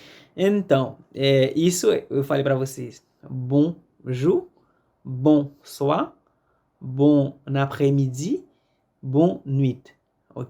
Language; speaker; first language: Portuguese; non-native, fluent; Haitian Creole